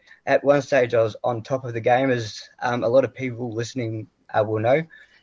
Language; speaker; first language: English; native; English